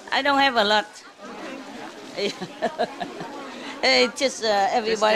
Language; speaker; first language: English; non-native, fluent; Vietnamese